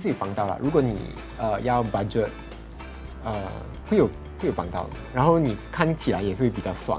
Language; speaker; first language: Chinese; native; Chinese